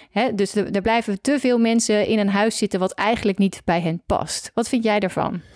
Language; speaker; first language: Dutch; native; Dutch